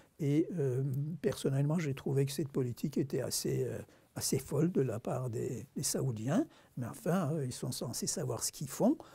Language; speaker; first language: French; non-native, fluent; Turkish